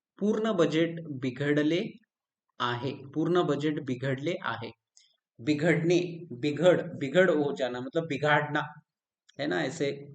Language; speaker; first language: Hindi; non-native, local second language; Marathi